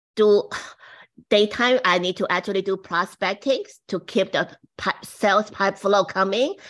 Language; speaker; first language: English; non-native, fluent; Chinese